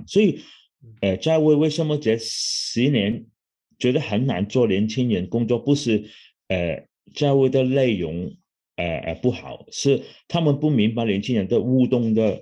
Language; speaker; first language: Chinese; non-native, local second language; Cantonese